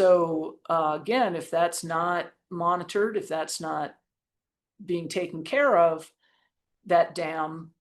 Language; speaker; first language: English; native; English